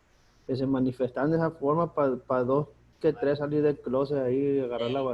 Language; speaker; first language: Spanish; native; Spanish